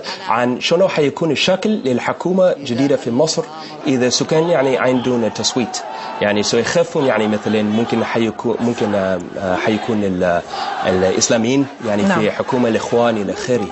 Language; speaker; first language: Arabic; non-native, learner; English